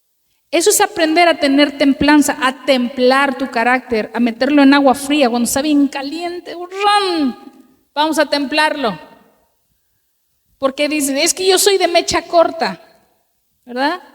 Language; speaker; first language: Spanish; native; Spanish